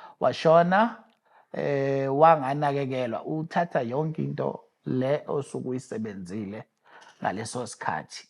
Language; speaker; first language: Zulu; native; Zulu